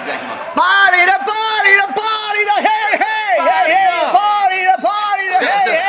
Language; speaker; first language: Japanese; native; Japanese